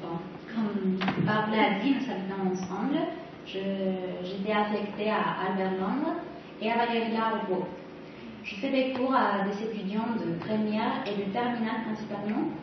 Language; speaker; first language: French; non-native, fluent; Spanish